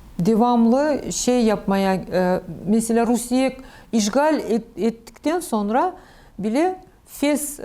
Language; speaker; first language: Turkish; non-native, learner; Crimean Tatar